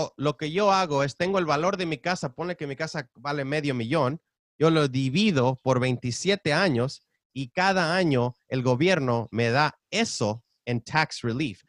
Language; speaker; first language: Spanish; early bilingual, heritage; Spanish